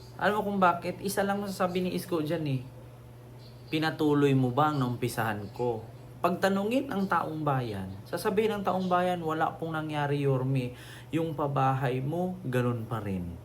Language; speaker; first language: Filipino; native; Filipino